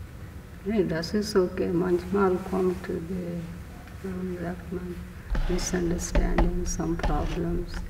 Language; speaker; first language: German; non-native, learner; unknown